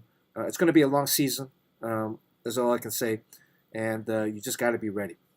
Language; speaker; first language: English; native; English